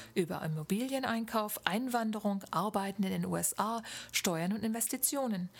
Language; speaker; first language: German; native; German